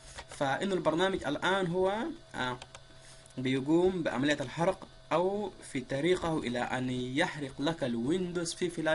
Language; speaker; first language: Arabic; native; Arabic